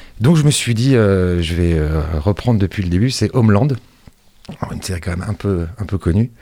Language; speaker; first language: French; native; French